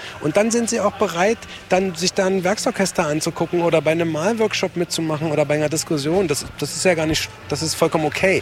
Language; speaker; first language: German; native; German